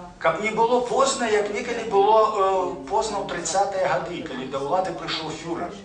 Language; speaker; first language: Belarusian; native; Belarusian